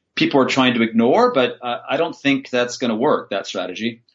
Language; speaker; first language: English; native; English